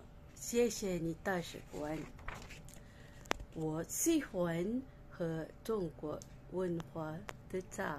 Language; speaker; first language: Chinese; non-native, learner; Malay